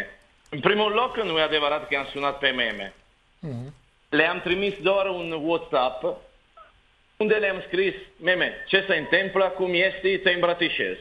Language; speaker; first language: Romanian; non-native, learner; Italian